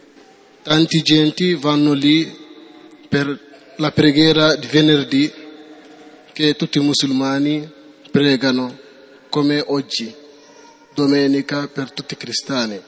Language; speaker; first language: Italian; non-native, learner; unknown